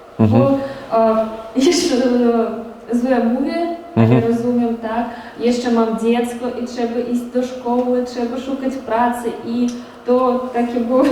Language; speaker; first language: Polish; non-native, learner; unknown